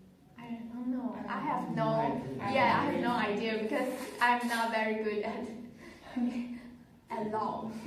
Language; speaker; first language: English; non-native, learner; Chinese